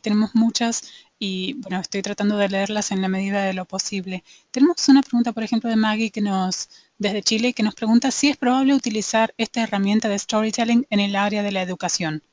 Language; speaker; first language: Spanish; native; Spanish